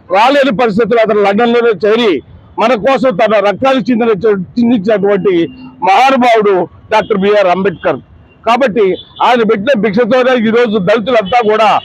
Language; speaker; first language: Telugu; native; Telugu